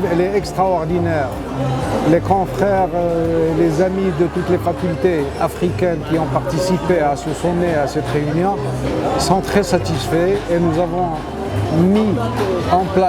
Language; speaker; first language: French; non-native, local second language; Arabic